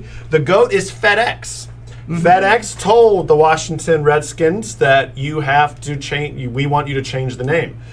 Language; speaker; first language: English; native; English